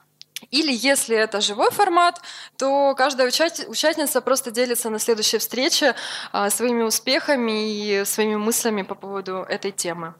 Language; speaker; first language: Russian; native; Russian